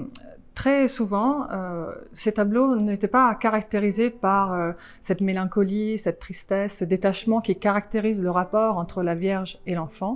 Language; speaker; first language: French; non-native, fluent; Italian